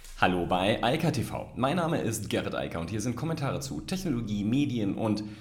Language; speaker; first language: German; native; German